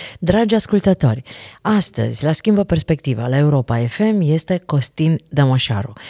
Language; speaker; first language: Romanian; native; Romanian